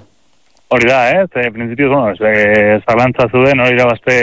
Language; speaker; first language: Basque; native; Basque